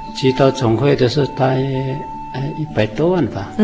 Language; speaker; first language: Chinese; non-native, local second language; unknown